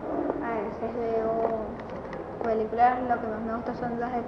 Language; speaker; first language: Spanish; native; Spanish